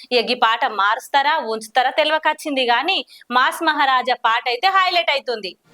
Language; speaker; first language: Telugu; native; Telugu